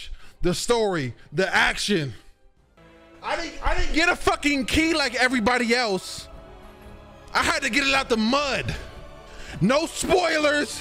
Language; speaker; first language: English; native; English